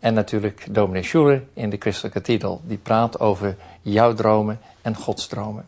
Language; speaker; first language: Dutch; native; Dutch